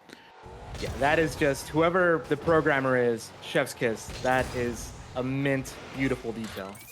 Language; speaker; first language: English; native; English